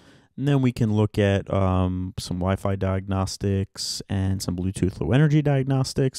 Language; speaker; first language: English; native; English